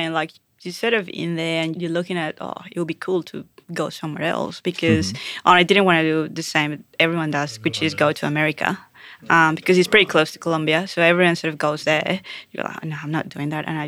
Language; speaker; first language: English; non-native, fluent; Spanish